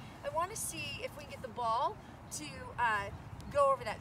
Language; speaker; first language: English; native; English